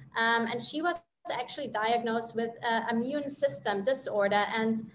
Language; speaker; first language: English; non-native, fluent; German